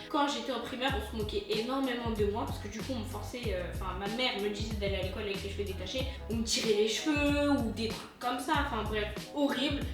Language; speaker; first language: French; native; French